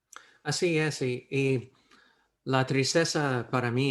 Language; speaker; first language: Spanish; non-native, fluent; English